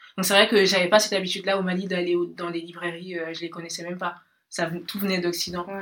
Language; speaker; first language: French; non-native, local second language; Bambara